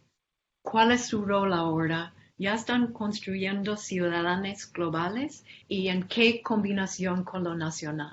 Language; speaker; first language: Spanish; non-native, fluent; English